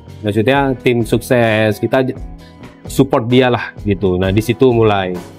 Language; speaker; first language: Indonesian; native; Indonesian